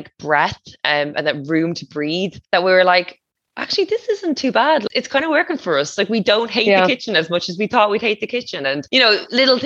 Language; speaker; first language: English; native; English